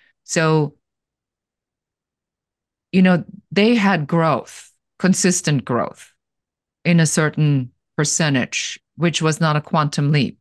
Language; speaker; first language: English; non-native, fluent; German